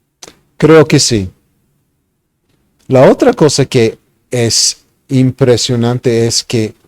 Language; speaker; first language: Spanish; non-native, fluent; English